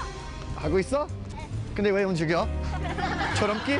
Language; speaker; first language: Korean; non-native, fluent; English